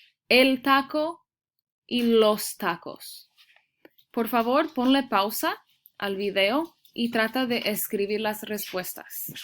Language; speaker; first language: Spanish; early bilingual, heritage; Spanish